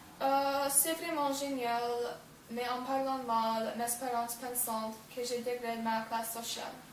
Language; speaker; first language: French; non-native, learner; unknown